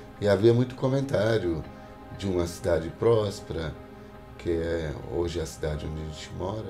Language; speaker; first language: Portuguese; non-native, fluent; Persian